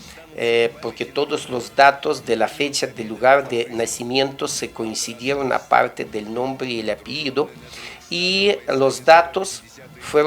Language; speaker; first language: Spanish; non-native, fluent; Russian